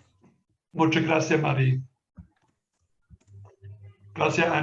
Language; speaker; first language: Spanish; non-native, fluent; English